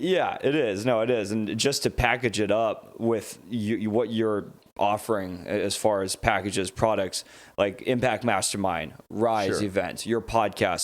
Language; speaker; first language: English; native; English